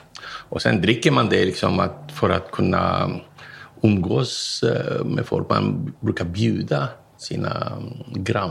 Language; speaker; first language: Swedish; non-native, fluent; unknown